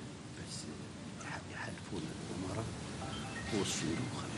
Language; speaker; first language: Arabic; native; Arabic